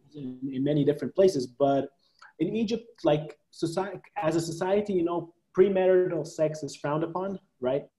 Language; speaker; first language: English; non-native, fluent; Arabic